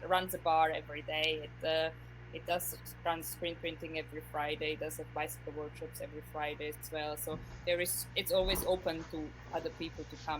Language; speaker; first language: English; non-native, fluent; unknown